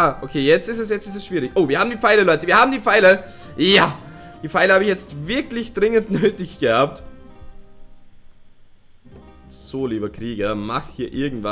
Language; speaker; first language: German; native; German